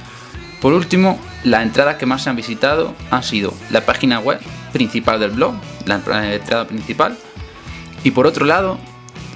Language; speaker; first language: Spanish; native; Spanish